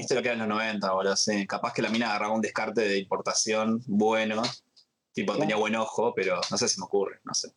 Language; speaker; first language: Spanish; native; Spanish